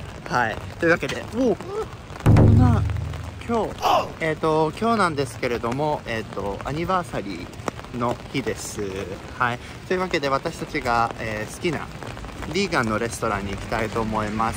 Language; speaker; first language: Japanese; native; Japanese